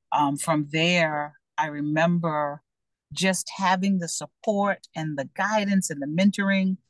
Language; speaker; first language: English; native; English